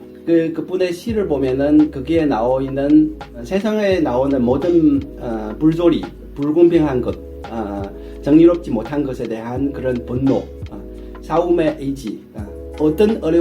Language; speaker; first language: Korean; non-native, fluent; Chinese